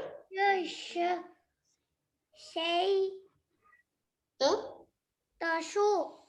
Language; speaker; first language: Chinese; non-native, learner; Indonesian